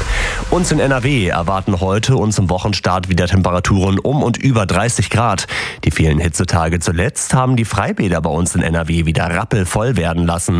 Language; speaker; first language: German; native; German